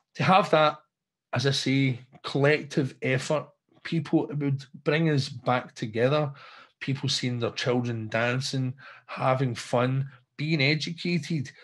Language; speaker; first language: English; native; English